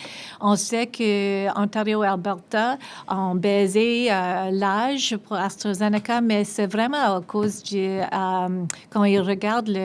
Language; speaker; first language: French; non-native, local second language; English